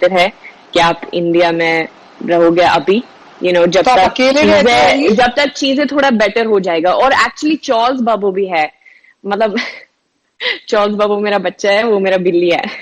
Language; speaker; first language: Hindi; non-native, learner; Swedish